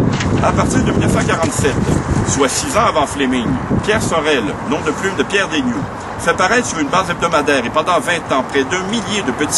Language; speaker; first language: French; native; French